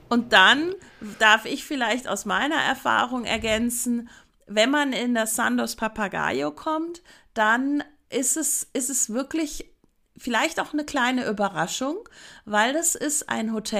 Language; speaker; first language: German; native; German